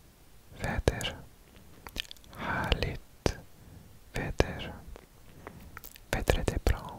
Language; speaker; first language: Swedish; non-native, learner; English